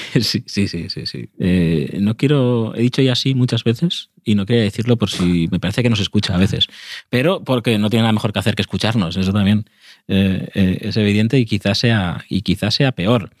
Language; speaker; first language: Spanish; native; Spanish